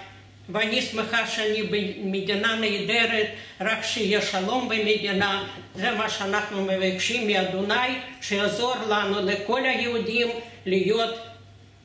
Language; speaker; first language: Hebrew; non-native, fluent; Russian